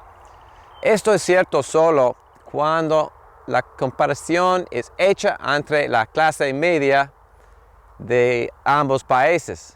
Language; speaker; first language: Spanish; non-native, fluent; English